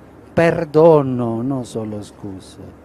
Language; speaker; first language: Italian; non-native, fluent; Spanish